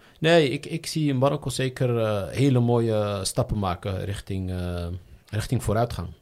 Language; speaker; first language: Dutch; early bilingual, other home language; Riffian